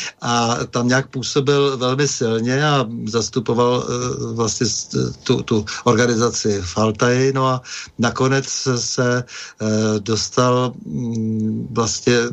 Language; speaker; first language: Czech; native; Czech